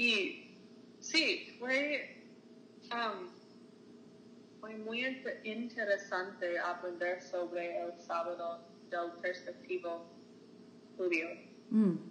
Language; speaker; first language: Spanish; non-native, learner; English